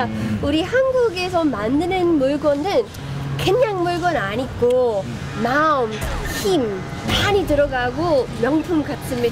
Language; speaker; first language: Korean; non-native, learner; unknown